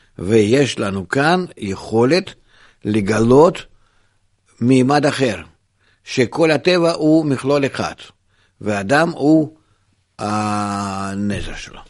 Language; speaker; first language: Hebrew; non-native, fluent; Russian